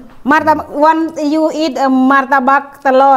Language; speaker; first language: English; non-native, learner; Indonesian